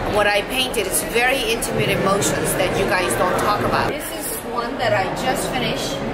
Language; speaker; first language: English; non-native, fluent; Korean